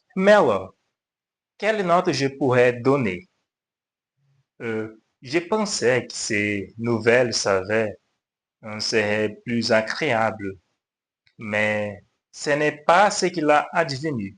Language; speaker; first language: French; non-native, learner; Portuguese